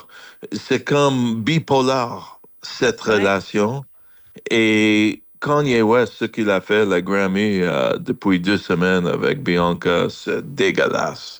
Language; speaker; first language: French; non-native, fluent; English